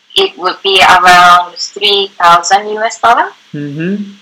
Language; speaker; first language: English; non-native, fluent; Japanese